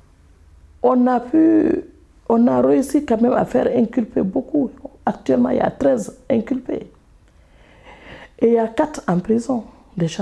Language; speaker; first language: French; non-native, local second language; Fula